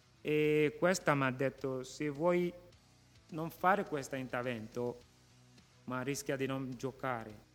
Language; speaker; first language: Italian; non-native, local second language; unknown